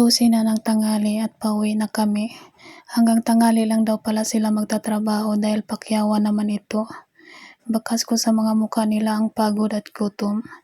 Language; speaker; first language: Filipino; non-native, local second language; Cebuano